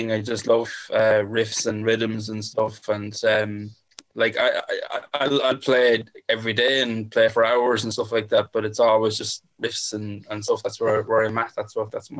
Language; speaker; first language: English; native; English